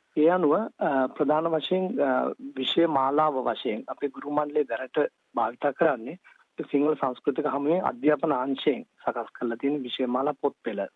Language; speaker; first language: Sinhala; native; Sinhala